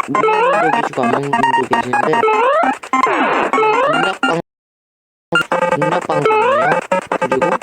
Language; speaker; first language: Korean; native; Korean